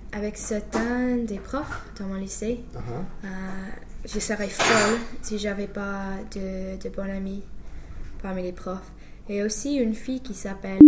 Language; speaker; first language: French; non-native, fluent; English